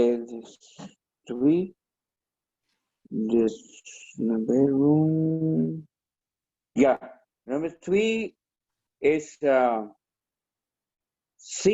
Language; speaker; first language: English; non-native, learner; Spanish